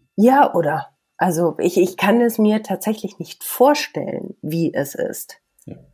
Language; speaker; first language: German; native; German